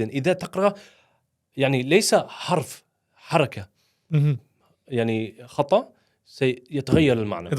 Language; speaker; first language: Arabic; non-native, learner; Swedish